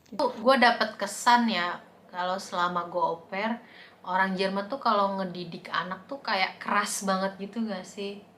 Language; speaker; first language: Indonesian; native; Indonesian